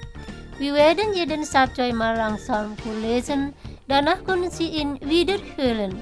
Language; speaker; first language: German; non-native, fluent; Indonesian